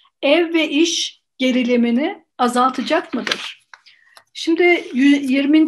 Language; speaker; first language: Turkish; native; Turkish